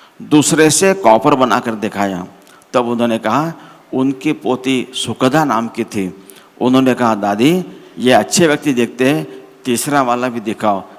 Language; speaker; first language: Hindi; non-native, local second language; Marathi